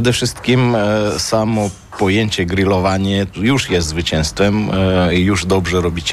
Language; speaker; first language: Polish; non-native, fluent; Armenian